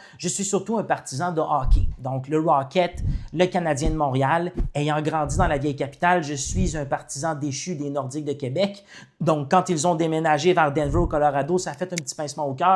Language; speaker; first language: French; native; French